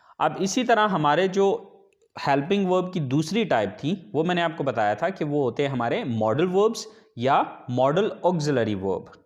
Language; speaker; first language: Urdu; native; Urdu